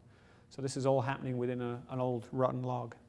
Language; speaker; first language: English; native; English